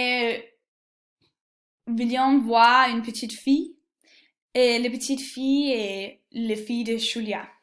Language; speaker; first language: French; non-native, learner; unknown